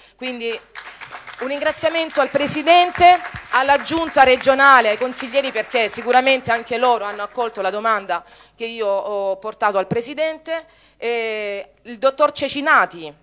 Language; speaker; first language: Italian; native; Italian